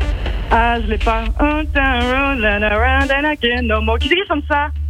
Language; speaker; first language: French; native; French